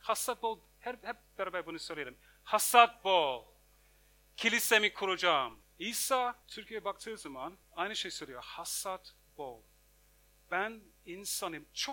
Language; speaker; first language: Turkish; non-native, fluent; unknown